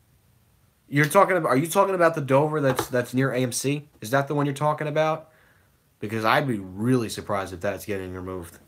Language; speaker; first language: English; native; English